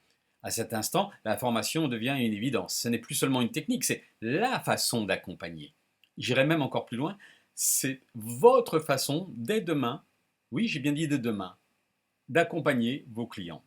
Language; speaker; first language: French; native; French